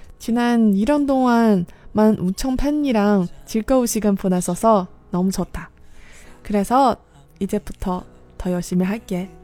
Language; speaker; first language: Korean; non-native, learner; Chinese